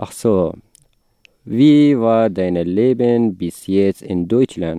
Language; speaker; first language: German; non-native, learner; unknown